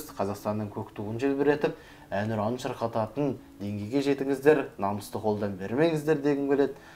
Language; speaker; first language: Kazakh; native; Kazakh